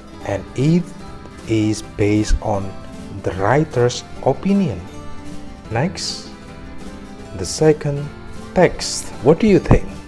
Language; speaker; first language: English; non-native, fluent; Indonesian